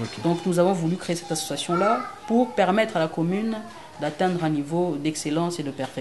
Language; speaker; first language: French; non-native, local second language; Lingala